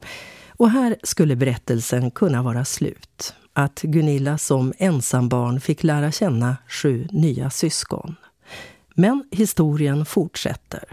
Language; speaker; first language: Swedish; native; Swedish